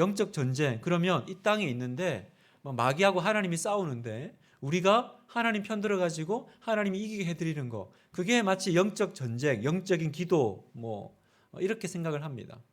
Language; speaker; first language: Korean; native; Korean